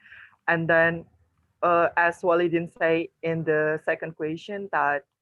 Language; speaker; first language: English; non-native, learner; Indonesian